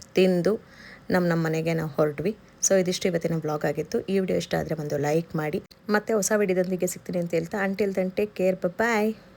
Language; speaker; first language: Kannada; native; Kannada